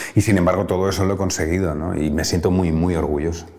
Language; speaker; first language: Spanish; native; Spanish